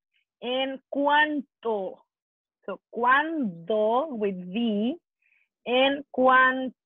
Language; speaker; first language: Spanish; non-native, fluent; English